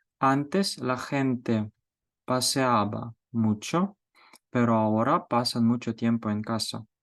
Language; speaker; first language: Spanish; non-native, fluent; Ukrainian